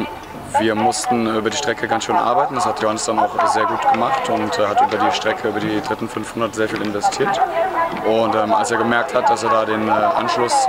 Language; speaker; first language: German; native; German